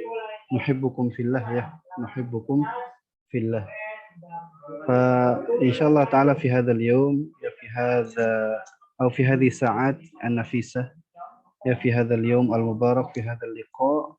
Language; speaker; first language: Arabic; non-native, fluent; Indonesian